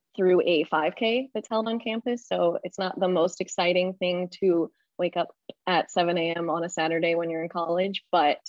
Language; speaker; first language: English; native; English